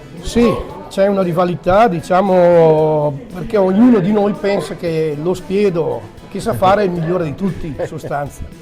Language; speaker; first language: Italian; native; Italian